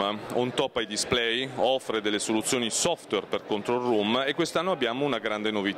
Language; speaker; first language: Italian; native; Italian